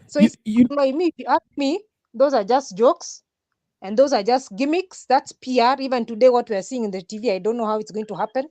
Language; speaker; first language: English; non-native, local second language; Swahili